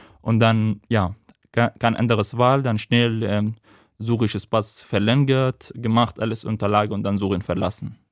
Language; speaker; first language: German; non-native, fluent; Arabic